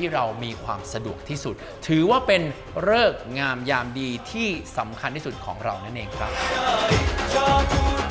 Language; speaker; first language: Thai; native; Thai